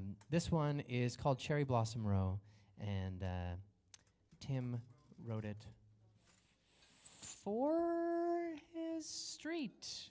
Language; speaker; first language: English; native; English